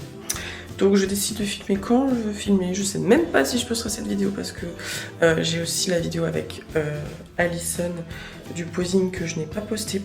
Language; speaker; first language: French; native; French